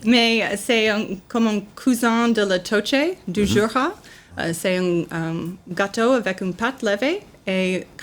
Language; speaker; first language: French; non-native, learner; English